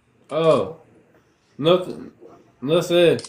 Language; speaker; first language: Spanish; non-native, learner; English